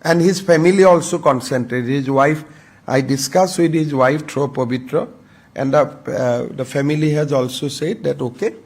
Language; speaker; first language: English; non-native, local second language; Assamese